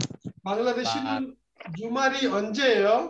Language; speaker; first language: Korean; non-native, fluent; Bangla